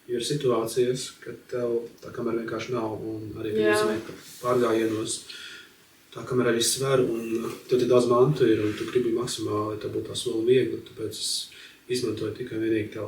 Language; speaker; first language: Latvian; native; Latvian